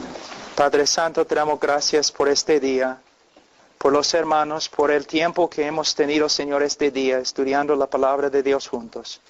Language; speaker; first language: Spanish; non-native, fluent; English